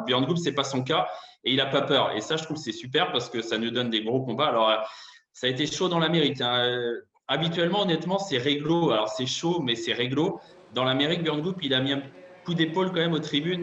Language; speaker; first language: French; native; French